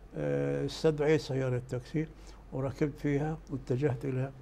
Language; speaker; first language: Arabic; native; Arabic